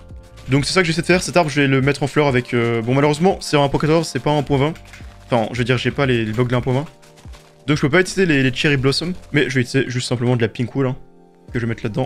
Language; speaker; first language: French; native; French